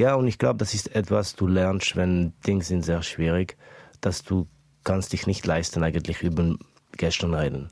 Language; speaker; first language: German; early bilingual, other home language; Estonian